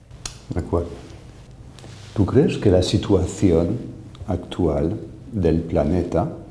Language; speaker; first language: Spanish; non-native, fluent; French